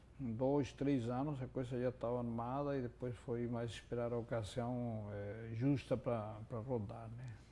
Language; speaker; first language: Portuguese; non-native, fluent; Spanish